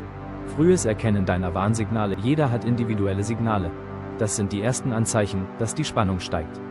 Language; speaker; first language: German; native; German